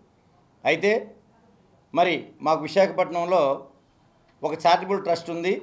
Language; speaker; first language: Telugu; native; Telugu